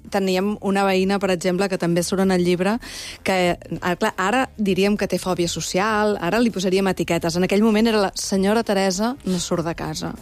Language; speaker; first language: Catalan; native; Catalan